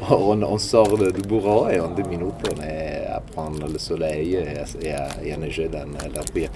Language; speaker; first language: French; non-native, fluent; Italian